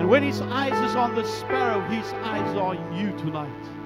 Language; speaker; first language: English; non-native, local second language; Afrikaans